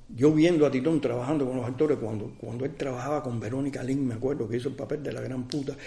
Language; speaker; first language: Spanish; native; Spanish